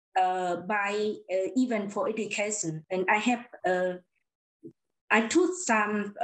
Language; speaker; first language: English; non-native, learner; Lao